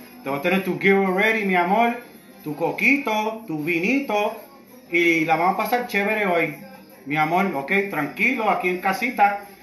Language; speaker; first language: Spanish; early bilingual, heritage; Spanish